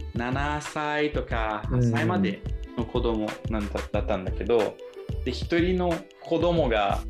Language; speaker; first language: Japanese; non-native, fluent; Portuguese